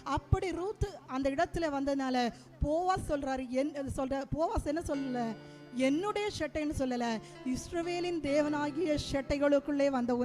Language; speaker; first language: Tamil; native; Tamil